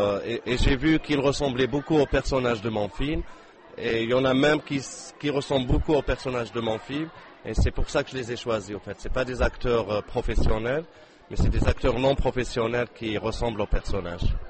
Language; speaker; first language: French; non-native, local second language; Arabic